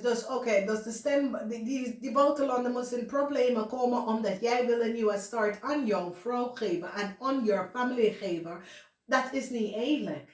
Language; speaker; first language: Dutch; non-native, fluent; English